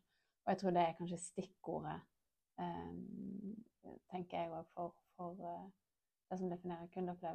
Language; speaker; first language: Norwegian; native; Norwegian